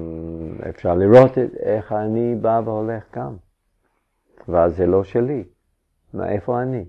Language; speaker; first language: Hebrew; non-native, fluent; English